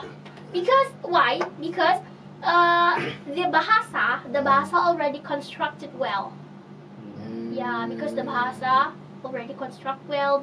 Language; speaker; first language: English; non-native, fluent; Indonesian